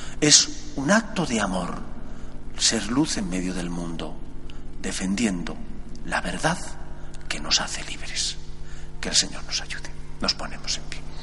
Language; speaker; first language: Spanish; native; Spanish